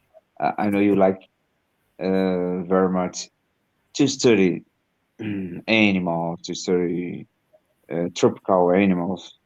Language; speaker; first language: English; non-native, learner; Portuguese